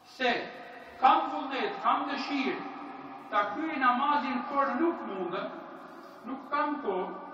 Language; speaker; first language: Albanian; native; Albanian